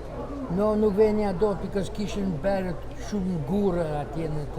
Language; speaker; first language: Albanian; early bilingual, heritage; Albanian